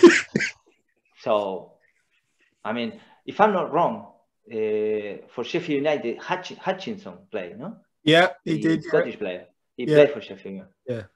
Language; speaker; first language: English; non-native, fluent; Spanish